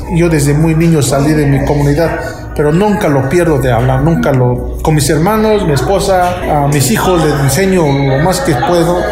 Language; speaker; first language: Spanish; non-native, local second language; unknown